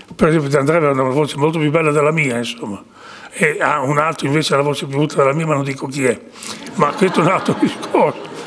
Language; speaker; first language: Italian; native; Italian